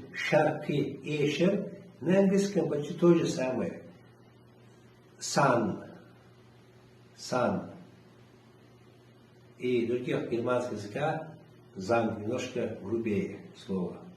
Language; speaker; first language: Russian; non-native, local second language; Chechen